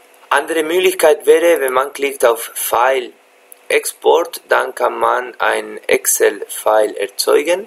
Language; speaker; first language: German; non-native, fluent; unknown